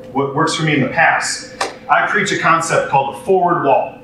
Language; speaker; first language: English; native; English